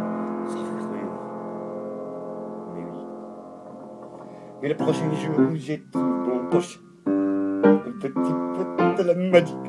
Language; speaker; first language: French; non-native, learner; English